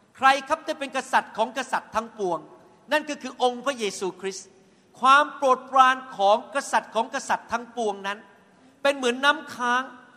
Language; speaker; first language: Thai; native; Thai